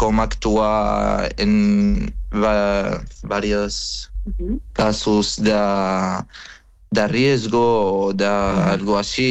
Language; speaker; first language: Catalan; non-native, fluent; Arabic